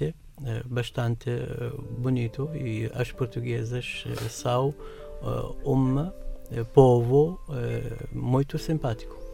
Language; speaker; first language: Portuguese; non-native, learner; Arabic